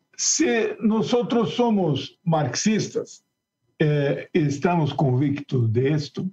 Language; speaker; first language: Spanish; non-native, learner; Portuguese